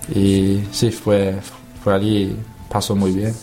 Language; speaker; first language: Spanish; non-native, learner; English